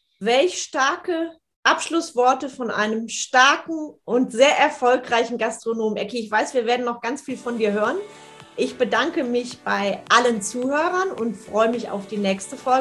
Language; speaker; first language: German; native; German